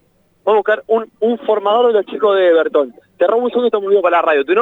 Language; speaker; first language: Spanish; native; Spanish